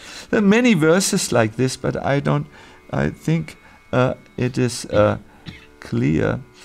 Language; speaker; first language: English; non-native, fluent; German